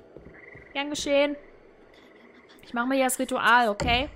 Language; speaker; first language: German; native; German